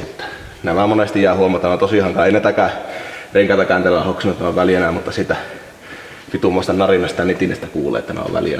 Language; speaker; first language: Finnish; native; Finnish